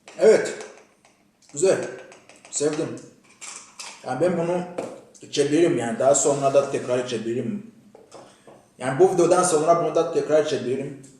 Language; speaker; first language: Turkish; non-native, fluent; Kinyarwanda